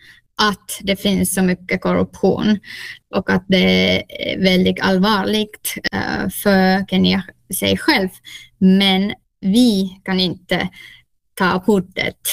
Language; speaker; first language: Swedish; non-native, local second language; Finnish